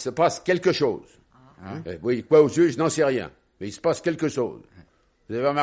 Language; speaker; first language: French; native; French